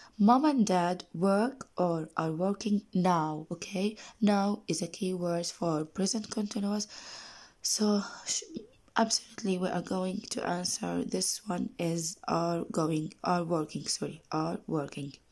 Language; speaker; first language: English; non-native, fluent; Arabic